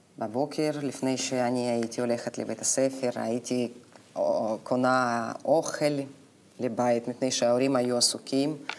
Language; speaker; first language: Hebrew; non-native, fluent; Russian